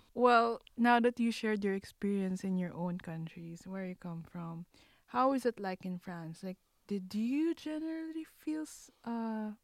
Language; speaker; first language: English; non-native, local second language; Filipino